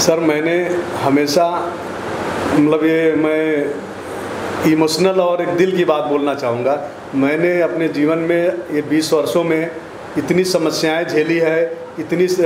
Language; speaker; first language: Hindi; native; Hindi